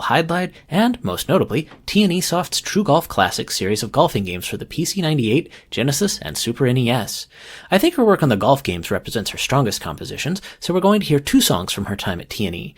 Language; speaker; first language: English; native; English